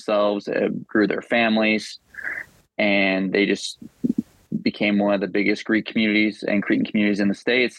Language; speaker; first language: English; native; English